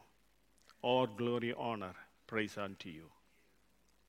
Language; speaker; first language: English; non-native, local second language; Malayalam